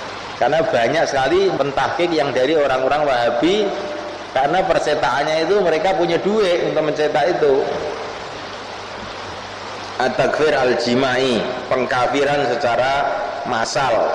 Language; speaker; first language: Indonesian; native; Indonesian